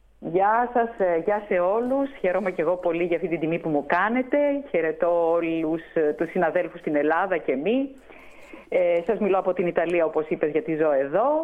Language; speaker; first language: Greek; native; Greek